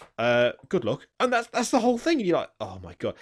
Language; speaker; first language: English; native; English